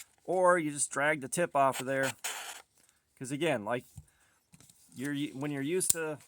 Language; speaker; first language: English; native; English